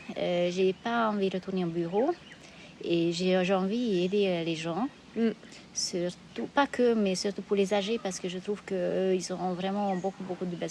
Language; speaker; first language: French; non-native, fluent; Hungarian